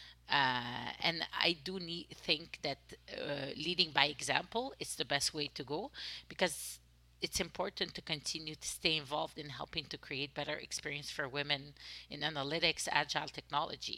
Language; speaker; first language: English; non-native, fluent; French